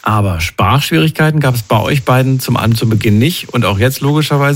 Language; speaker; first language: German; native; German